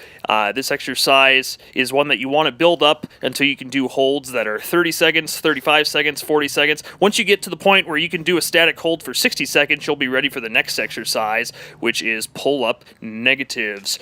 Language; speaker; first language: English; native; English